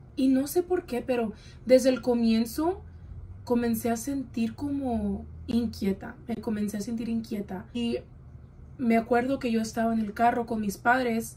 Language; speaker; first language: Spanish; early bilingual, heritage; Spanish